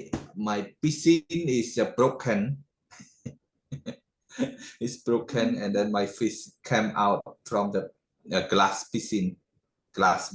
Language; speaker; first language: English; non-native, learner; Khmer